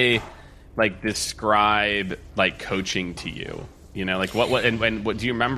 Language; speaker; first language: English; native; English